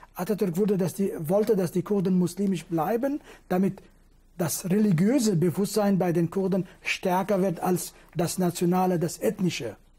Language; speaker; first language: German; non-native, fluent; Kurdish